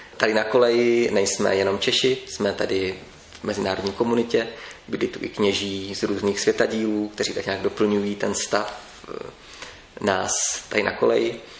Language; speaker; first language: Czech; native; Czech